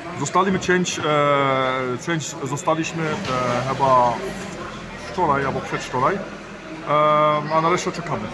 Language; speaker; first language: Polish; early bilingual, heritage; Polish